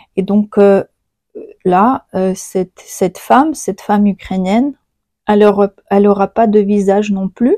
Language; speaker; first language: French; non-native, fluent; Ukrainian